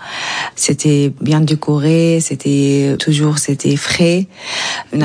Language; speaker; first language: French; non-native, learner; Arabic